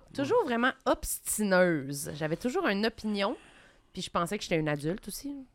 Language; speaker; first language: French; native; French